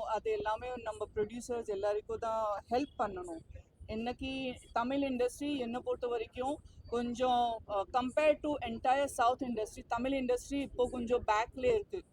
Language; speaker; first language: Tamil; non-native, fluent; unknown